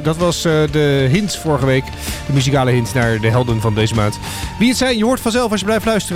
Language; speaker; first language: Dutch; native; Dutch